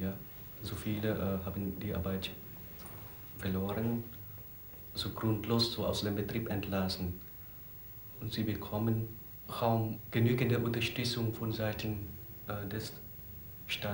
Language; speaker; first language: German; non-native, fluent; Vietnamese